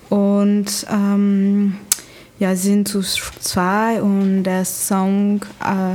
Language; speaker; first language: German; non-native, fluent; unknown